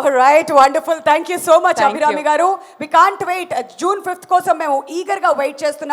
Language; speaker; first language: Telugu; native; Telugu